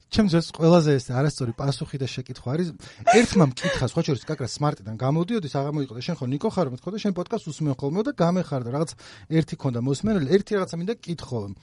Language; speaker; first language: Georgian; native; Georgian